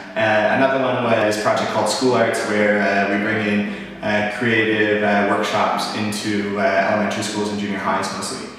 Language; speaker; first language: English; native; English